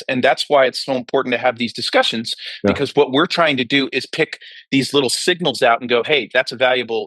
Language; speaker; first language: English; native; English